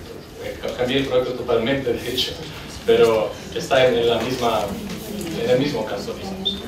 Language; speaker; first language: Spanish; non-native, fluent; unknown